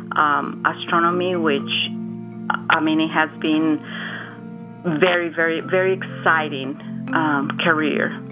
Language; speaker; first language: English; non-native, fluent; Spanish